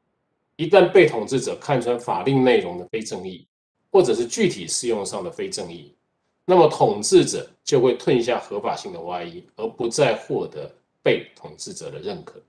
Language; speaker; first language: Chinese; native; Chinese